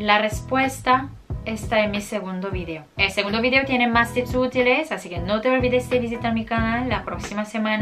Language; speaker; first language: Spanish; non-native, fluent; Korean